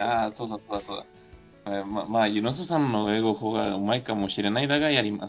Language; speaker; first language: Japanese; non-native, learner; Spanish